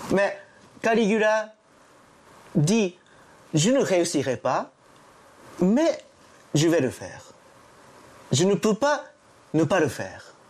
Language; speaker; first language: French; non-native, fluent; Japanese